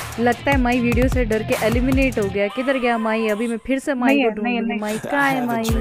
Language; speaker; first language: Hindi; native; Hindi